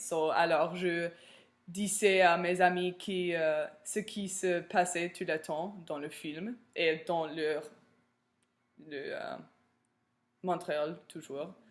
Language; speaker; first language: French; non-native, learner; English